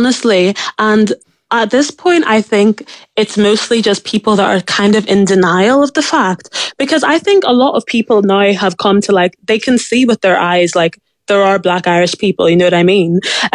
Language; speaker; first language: English; native; English